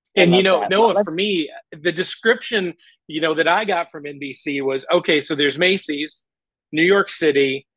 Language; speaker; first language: English; native; English